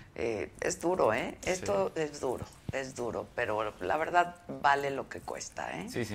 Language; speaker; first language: Spanish; native; Spanish